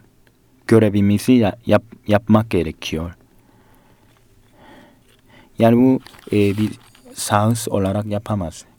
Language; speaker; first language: Turkish; non-native, fluent; Korean